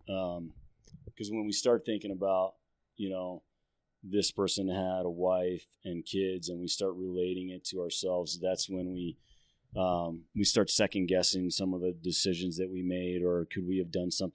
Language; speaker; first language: English; native; English